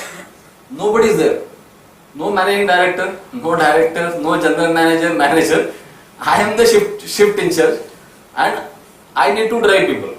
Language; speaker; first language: English; non-native, local second language; Marathi